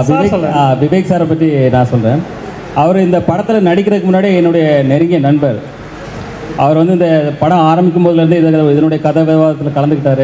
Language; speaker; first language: Tamil; native; Tamil